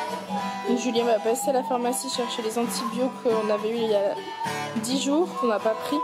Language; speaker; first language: French; native; French